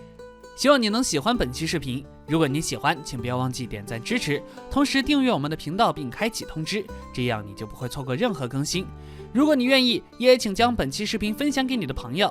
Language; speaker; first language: Chinese; native; Chinese